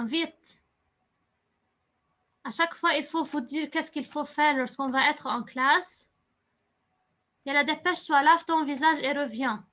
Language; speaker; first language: French; non-native, local second language; Arabic